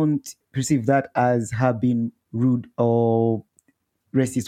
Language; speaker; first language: English; non-native, local second language; Nyanja